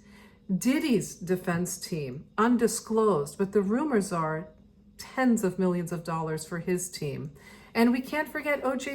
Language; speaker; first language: English; native; English